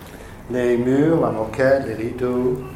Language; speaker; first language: French; non-native, fluent; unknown